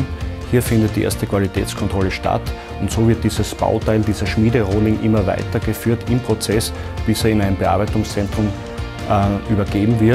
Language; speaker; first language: German; native; German